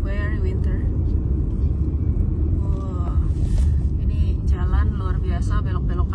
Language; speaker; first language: Indonesian; native; Indonesian